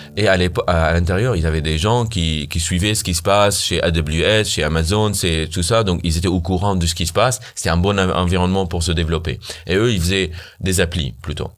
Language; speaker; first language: French; non-native, fluent; Arabic